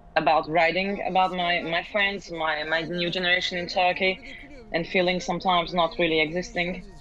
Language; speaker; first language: English; non-native, learner; Turkish